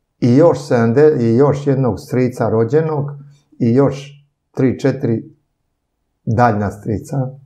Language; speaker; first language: Serbian; native; Serbian